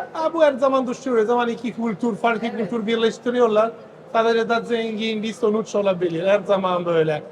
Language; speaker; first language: Turkish; non-native, fluent; Italian